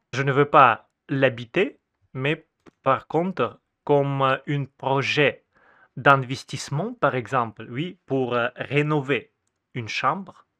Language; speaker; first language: French; non-native, fluent; Russian